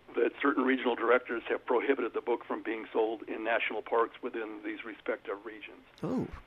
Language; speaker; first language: English; native; English